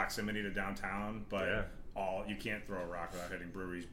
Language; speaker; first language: English; native; English